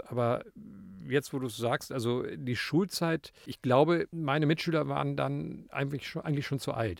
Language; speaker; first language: German; native; German